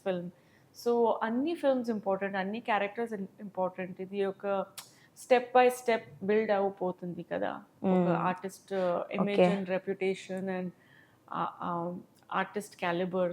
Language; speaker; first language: Telugu; non-native, local second language; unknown